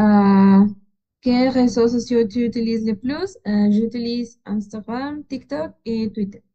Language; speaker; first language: French; non-native, learner; Spanish